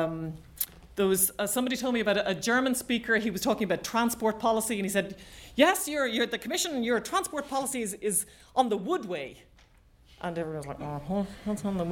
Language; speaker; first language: English; native; English